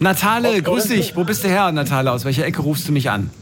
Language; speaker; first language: German; native; German